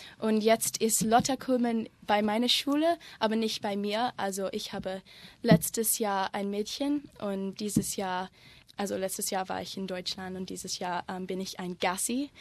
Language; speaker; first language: German; non-native, learner; English